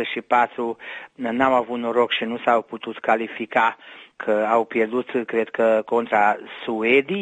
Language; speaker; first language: Romanian; early bilingual, heritage; Romanian